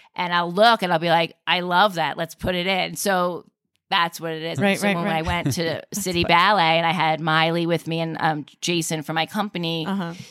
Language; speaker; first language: English; native; English